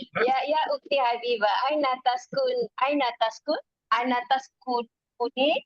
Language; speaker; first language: Arabic; non-native, learner; Malay